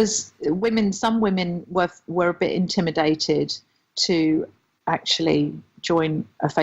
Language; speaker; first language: English; native; English